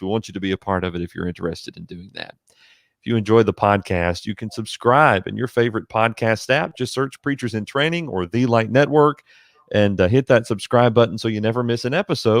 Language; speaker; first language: English; native; English